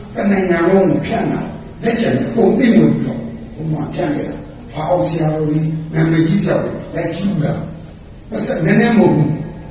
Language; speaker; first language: Burmese; native; Burmese